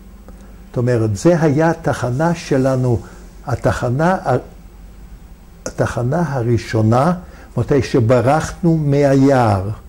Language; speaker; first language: Hebrew; non-native, fluent; Yiddish